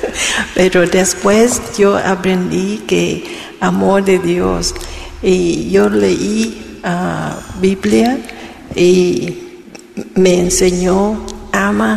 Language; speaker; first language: Spanish; non-native, learner; Vietnamese